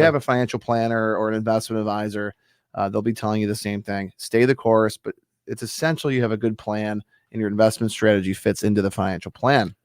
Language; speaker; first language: English; native; English